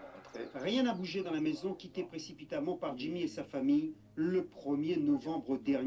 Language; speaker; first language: French; native; French